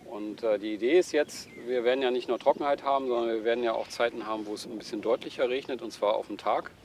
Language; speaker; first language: German; native; German